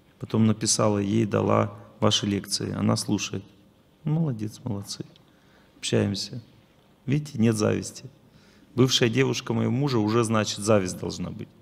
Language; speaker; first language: Russian; native; Russian